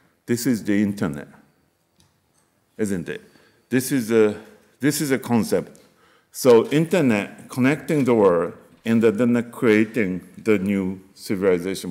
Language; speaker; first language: English; non-native, fluent; Japanese